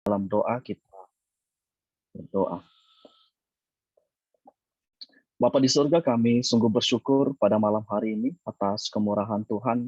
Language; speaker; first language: Indonesian; native; Indonesian